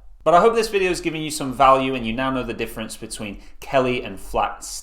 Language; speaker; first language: English; native; English